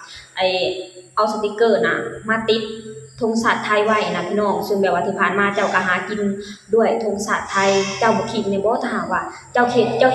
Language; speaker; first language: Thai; non-native, local second language; Northeastern Thai